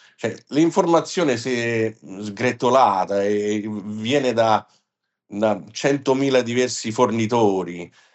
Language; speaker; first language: Italian; non-native, fluent; English